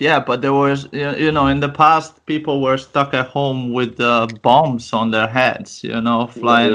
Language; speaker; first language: English; non-native, fluent; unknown